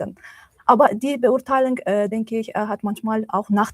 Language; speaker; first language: German; non-native, learner; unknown